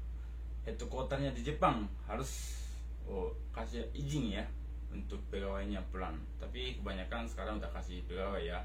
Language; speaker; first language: Indonesian; non-native, fluent; Japanese